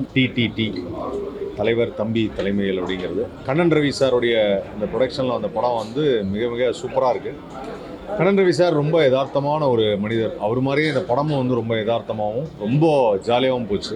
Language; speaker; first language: Tamil; native; Tamil